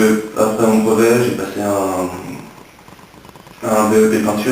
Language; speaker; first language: French; early bilingual, other home language; English